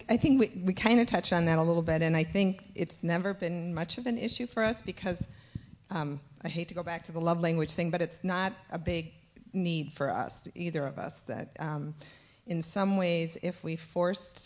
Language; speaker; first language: English; native; English